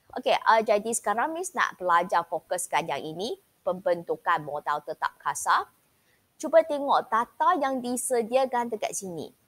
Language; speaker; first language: Malay; non-native, local second language; Chinese